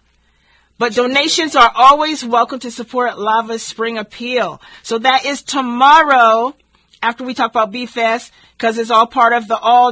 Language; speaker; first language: English; native; English